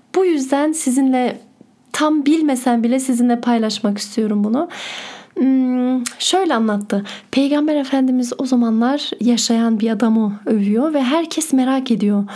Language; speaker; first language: Turkish; early bilingual, heritage; Turkish